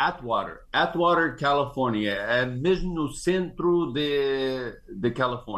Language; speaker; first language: Portuguese; early bilingual, heritage; English